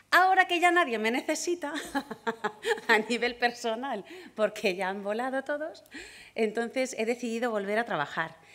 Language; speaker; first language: Spanish; native; Spanish